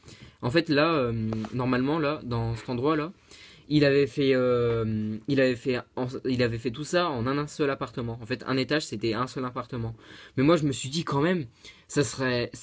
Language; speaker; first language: French; native; French